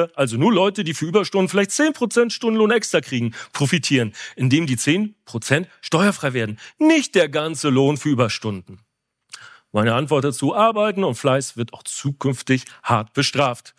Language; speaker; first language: German; native; German